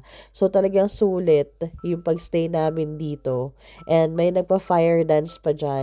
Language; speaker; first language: Filipino; native; Filipino